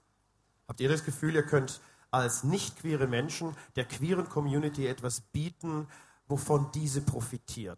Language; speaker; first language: German; native; German